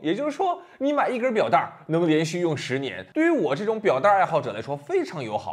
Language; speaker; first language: Chinese; native; Chinese